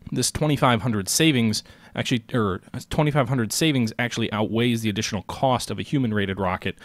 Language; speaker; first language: English; native; English